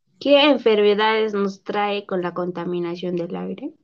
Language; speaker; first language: Spanish; native; Spanish